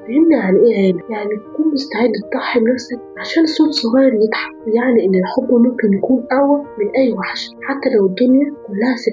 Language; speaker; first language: Arabic; native; Arabic